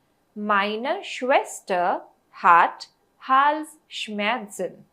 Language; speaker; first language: German; non-native, fluent; Hindi